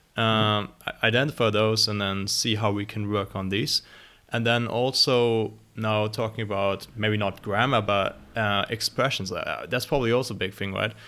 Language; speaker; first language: English; non-native, fluent; German